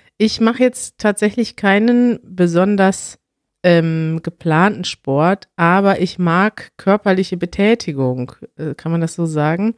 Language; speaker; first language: German; native; German